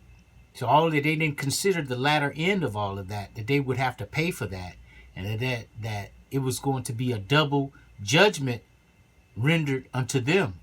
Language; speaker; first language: English; native; English